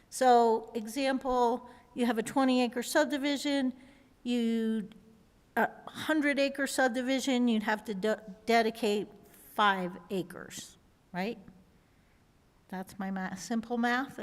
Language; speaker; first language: English; native; English